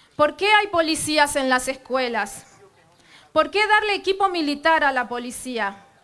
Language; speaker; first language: Spanish; native; Spanish